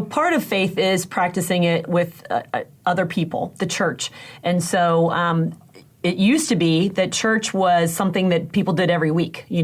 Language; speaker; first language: English; native; English